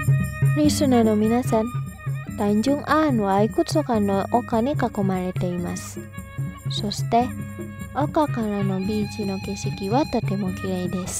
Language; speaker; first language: Japanese; non-native, fluent; Indonesian